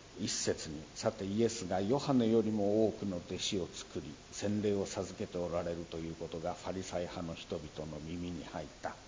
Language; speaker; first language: Japanese; native; Japanese